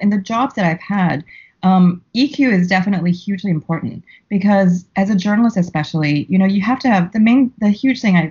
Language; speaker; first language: English; native; English